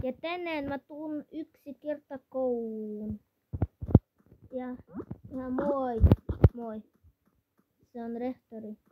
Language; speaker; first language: Finnish; non-native, learner; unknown